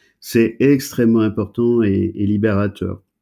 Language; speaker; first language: French; native; French